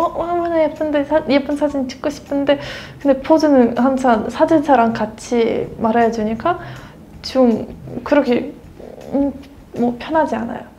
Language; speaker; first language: Korean; non-native, fluent; Russian